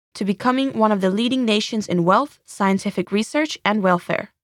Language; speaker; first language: English; non-native, fluent; Swedish